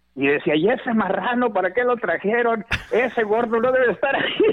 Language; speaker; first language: Spanish; native; Spanish